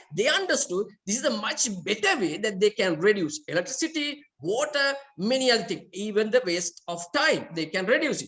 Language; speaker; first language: English; non-native, local second language; Sinhala